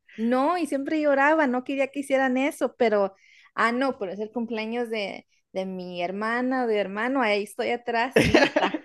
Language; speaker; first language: Spanish; early bilingual, heritage; Spanish